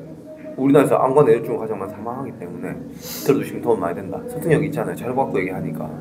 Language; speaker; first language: Korean; native; Korean